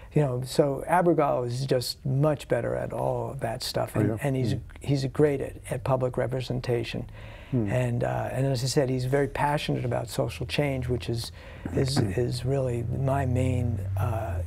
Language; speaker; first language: English; native; English